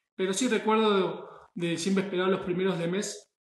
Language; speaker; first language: Spanish; native; Spanish